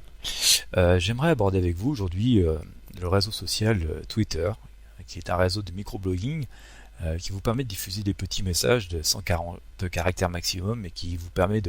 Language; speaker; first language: French; native; French